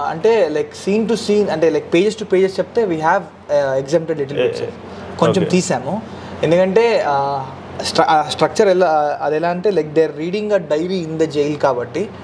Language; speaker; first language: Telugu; native; Telugu